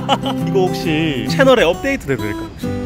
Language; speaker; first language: Korean; native; Korean